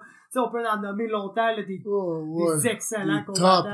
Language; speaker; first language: French; native; French